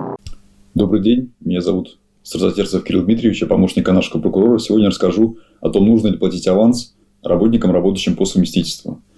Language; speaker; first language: Russian; native; Russian